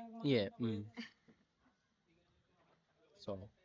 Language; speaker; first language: Japanese; non-native, learner; Filipino